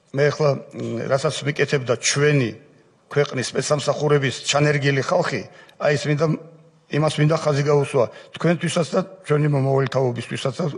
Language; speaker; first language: Georgian; non-native, local second language; Svan